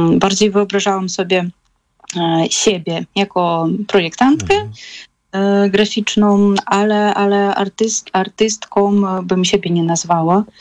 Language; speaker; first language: Polish; non-native, fluent; Russian